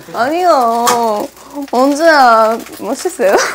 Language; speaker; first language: Korean; non-native, learner; Russian